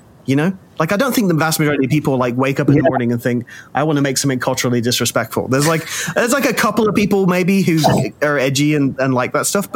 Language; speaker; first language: English; native; English